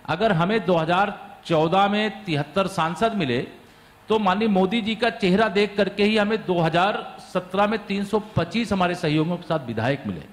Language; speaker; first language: Hindi; native; Hindi